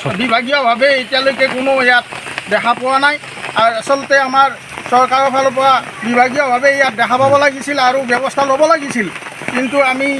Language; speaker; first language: Assamese; native; Assamese